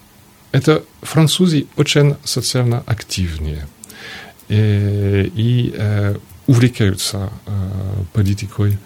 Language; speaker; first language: Russian; non-native, fluent; French